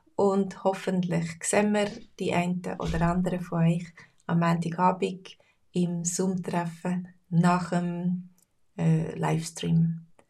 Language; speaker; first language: German; native; German